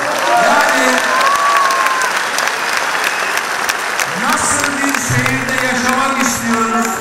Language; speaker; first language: Turkish; native; Turkish